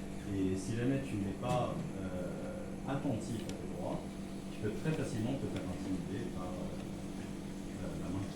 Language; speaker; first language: French; native; French